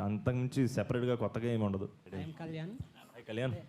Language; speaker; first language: Telugu; native; Telugu